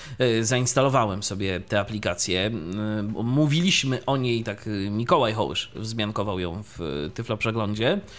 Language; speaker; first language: Polish; native; Polish